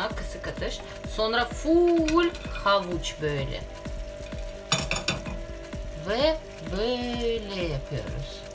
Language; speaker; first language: Turkish; non-native, learner; Russian